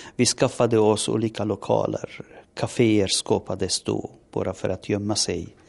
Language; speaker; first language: Swedish; non-native, fluent; Turoyo